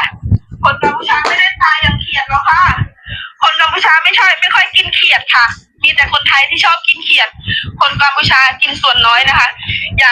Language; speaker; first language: Thai; non-native, fluent; Khmer